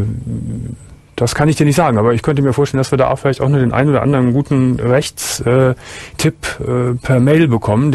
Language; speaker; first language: German; native; German